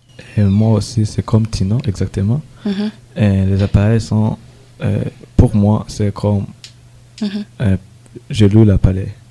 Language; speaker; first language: French; non-native, learner; Rundi